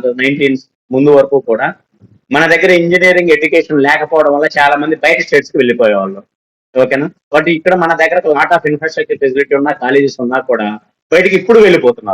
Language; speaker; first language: Telugu; native; Telugu